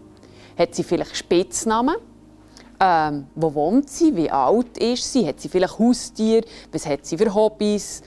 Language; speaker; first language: German; native; German